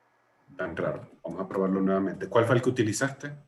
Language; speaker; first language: Spanish; native; Spanish